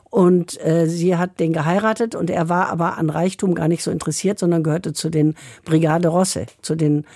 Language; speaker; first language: German; native; German